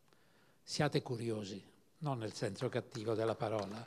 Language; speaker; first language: Italian; native; Italian